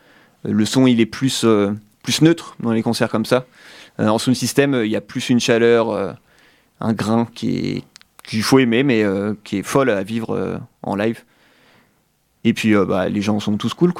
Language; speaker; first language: French; native; French